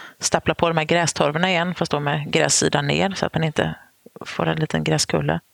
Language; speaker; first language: Swedish; native; Swedish